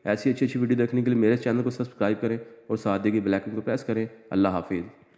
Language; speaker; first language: Urdu; non-native, local second language; Punjabi